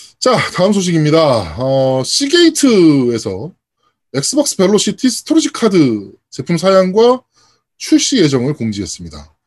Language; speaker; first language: Korean; native; Korean